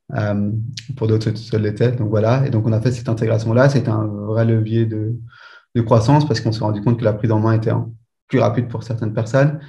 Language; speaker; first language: French; native; French